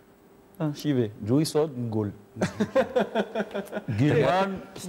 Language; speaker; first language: Albanian; non-native, learner; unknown